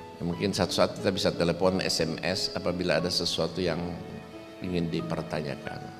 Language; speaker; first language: Indonesian; native; Indonesian